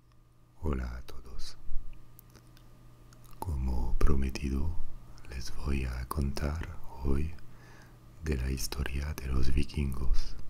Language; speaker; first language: Spanish; non-native, fluent; French